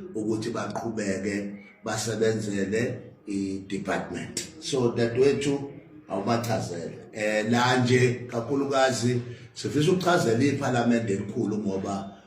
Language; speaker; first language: Zulu; native; Zulu